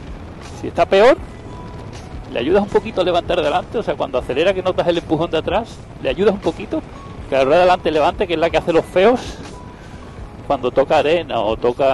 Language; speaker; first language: Spanish; native; Spanish